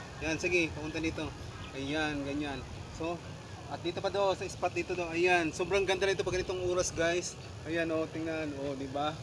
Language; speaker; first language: Filipino; native; Filipino